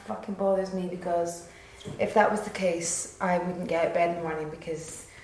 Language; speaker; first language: English; native; English